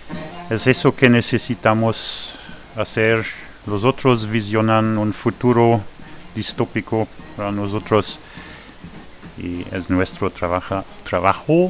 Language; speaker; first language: Spanish; non-native, fluent; French